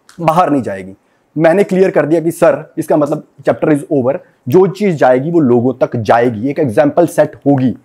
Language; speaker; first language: Hindi; non-native, local second language; Punjabi